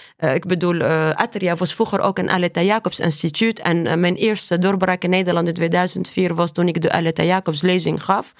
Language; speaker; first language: Dutch; non-native, fluent; Arabic